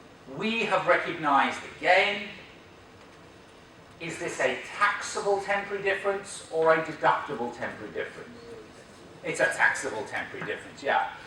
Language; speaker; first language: English; native; English